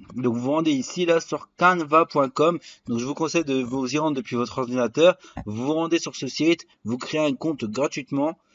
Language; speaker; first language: French; native; French